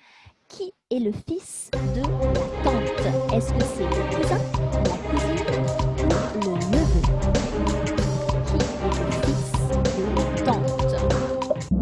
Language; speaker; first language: French; native; French